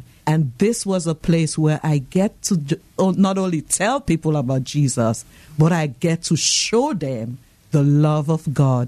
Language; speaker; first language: English; non-native, local second language; Krio